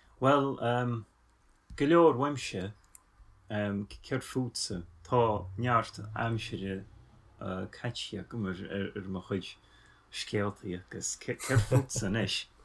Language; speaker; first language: Irish; non-native, fluent; English